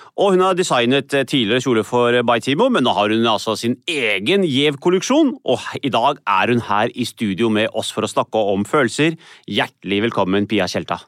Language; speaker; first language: Norwegian; early bilingual, other home language; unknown